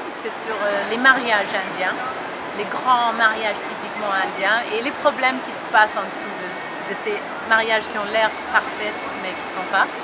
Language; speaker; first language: French; early bilingual, heritage; French